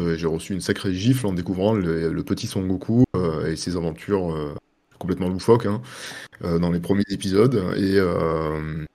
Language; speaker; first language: French; early bilingual, other home language; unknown